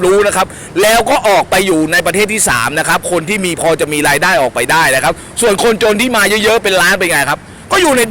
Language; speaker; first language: Thai; native; Thai